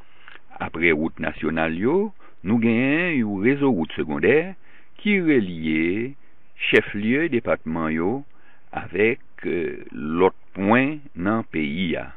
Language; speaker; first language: French; non-native, local second language; Haitian Creole